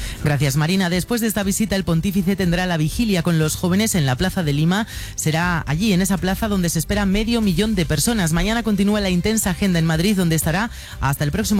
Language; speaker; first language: Spanish; native; Spanish